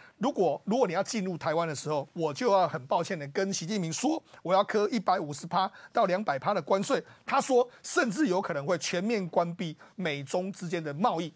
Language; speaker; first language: Chinese; native; Chinese